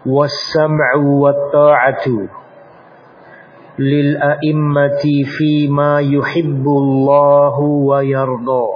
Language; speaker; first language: Arabic; non-native, fluent; Indonesian